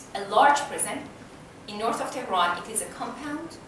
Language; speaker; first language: English; non-native, fluent; Persian